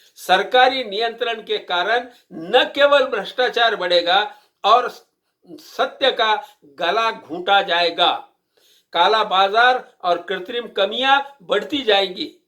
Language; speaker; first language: Hindi; non-native, local second language; Marathi